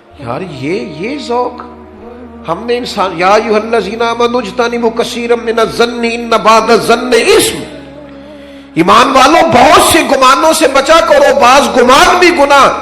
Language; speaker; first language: Urdu; non-native, local second language; Punjabi